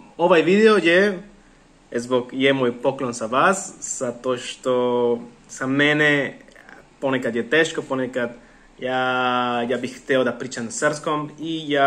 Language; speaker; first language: Serbian; non-native, learner; Spanish